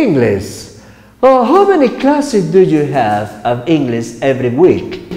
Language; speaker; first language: English; non-native, fluent; Spanish